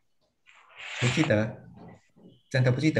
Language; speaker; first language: Chinese; non-native, fluent; Thai